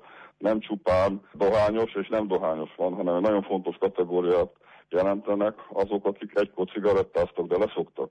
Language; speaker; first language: Hungarian; native; Hungarian